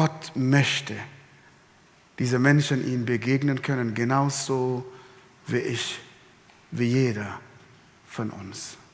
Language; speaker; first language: German; non-native, fluent; Arabic